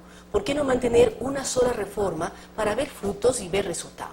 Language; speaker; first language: Spanish; native; Spanish